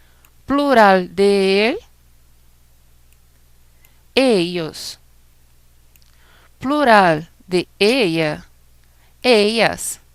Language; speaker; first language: Spanish; non-native, fluent; Portuguese